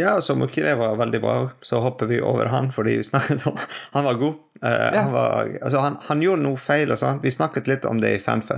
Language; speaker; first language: Norwegian; non-native, fluent; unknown